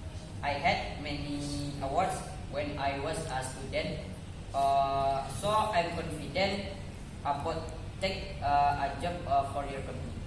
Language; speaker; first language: English; non-native, learner; Indonesian